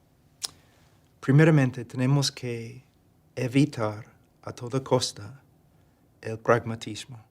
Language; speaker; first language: Spanish; non-native, fluent; English